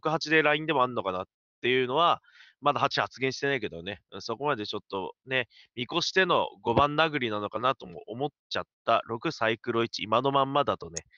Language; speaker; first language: Japanese; native; Japanese